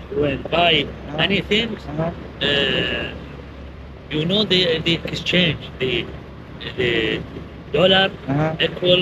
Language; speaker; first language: English; non-native, learner; Arabic